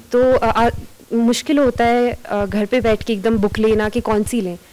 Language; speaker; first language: Hindi; native; Hindi